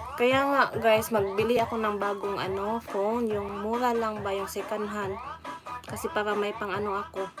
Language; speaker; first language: Filipino; non-native, local second language; Cebuano